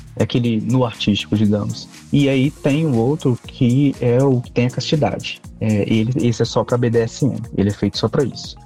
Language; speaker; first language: Portuguese; native; Portuguese